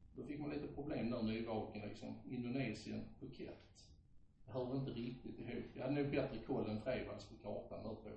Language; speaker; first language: Swedish; native; Swedish